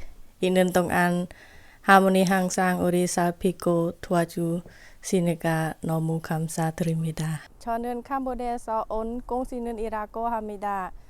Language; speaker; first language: Korean; non-native, fluent; Khmer